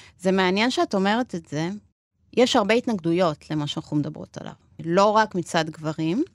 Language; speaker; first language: Hebrew; non-native, fluent; Spanish